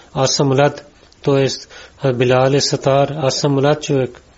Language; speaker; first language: Bulgarian; non-native, learner; Urdu